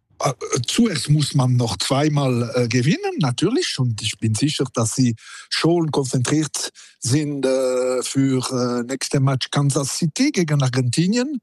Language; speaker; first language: German; non-native, learner; French